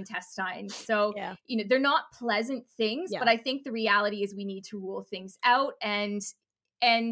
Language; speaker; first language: English; native; English